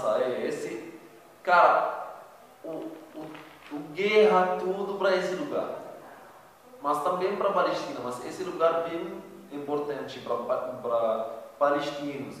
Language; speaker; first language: Portuguese; non-native, learner; Arabic